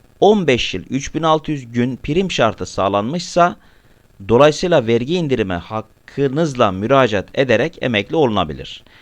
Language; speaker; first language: Turkish; native; Turkish